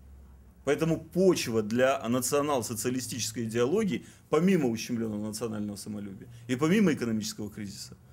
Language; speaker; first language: Russian; native; Russian